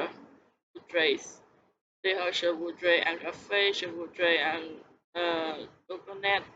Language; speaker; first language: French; non-native, learner; Khmer